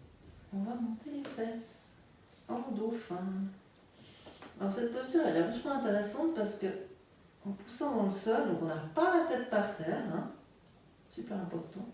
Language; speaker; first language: French; native; French